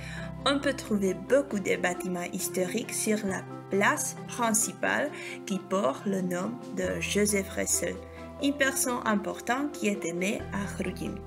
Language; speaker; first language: French; non-native, learner; Czech